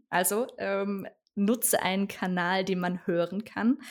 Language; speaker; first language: German; native; German